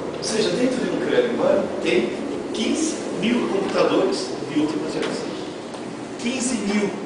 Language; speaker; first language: Portuguese; non-native, fluent; Italian